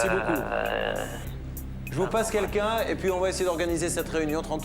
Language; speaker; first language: French; native; French